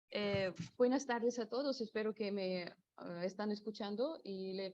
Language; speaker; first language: Spanish; non-native, fluent; Russian